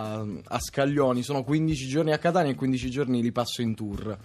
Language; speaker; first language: Italian; native; Italian